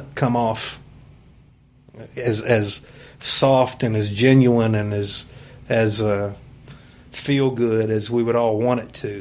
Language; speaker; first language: English; native; English